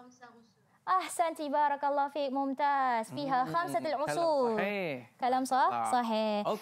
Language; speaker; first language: Arabic; non-native, fluent; Malay